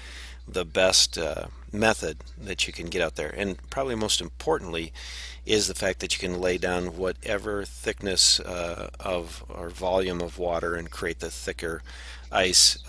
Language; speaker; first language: English; native; English